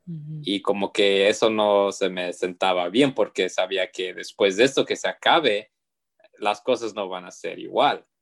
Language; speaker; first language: Spanish; early bilingual, heritage; Spanish